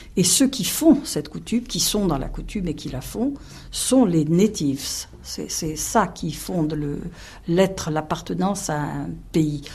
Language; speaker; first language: French; native; French